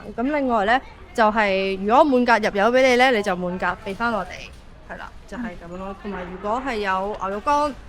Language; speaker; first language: Cantonese; native; Cantonese